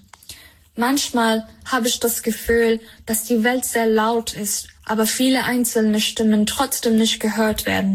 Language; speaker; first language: German; non-native, fluent; Persian